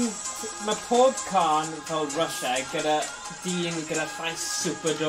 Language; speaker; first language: Welsh; native; Welsh